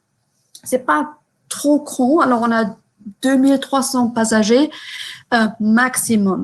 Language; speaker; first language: French; non-native, fluent; German